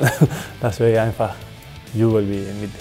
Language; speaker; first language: German; non-native, learner; Spanish